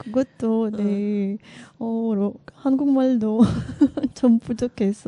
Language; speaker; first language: Korean; non-native, learner; Russian